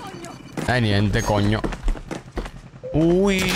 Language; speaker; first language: Italian; native; Italian